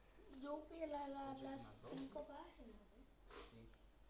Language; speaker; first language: Spanish; early bilingual, other home language; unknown